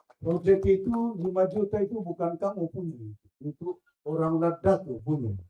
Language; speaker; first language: Malay; non-native, local second language; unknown